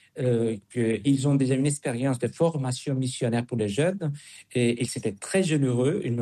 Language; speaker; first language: French; non-native, fluent; Spanish